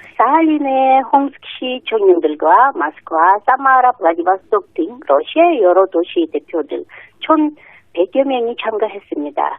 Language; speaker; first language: Korean; early bilingual, heritage; Korean